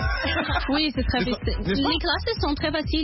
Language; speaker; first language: French; non-native, learner; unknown